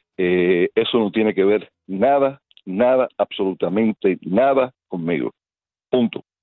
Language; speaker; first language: Spanish; early bilingual, heritage; Spanish